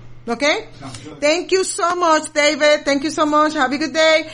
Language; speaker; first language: English; non-native, fluent; Spanish